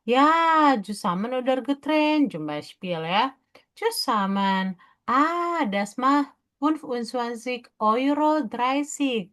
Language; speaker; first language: German; non-native, fluent; Indonesian